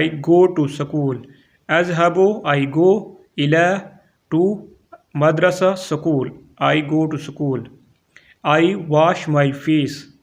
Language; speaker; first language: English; non-native, local second language; Urdu